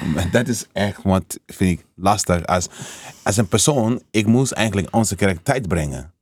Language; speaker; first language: Dutch; non-native, learner; English